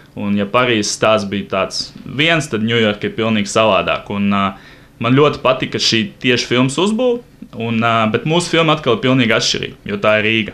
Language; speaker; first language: Latvian; non-native, local second language; Russian